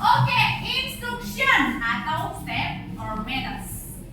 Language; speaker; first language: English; non-native, learner; Indonesian